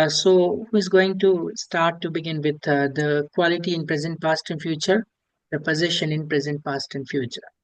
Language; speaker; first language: English; non-native, local second language; Hindi